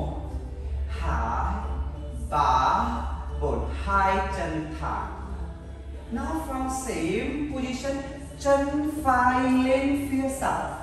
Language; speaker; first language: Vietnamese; non-native, learner; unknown